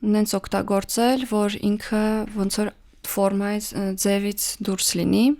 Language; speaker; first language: Armenian; early bilingual, heritage; Armenian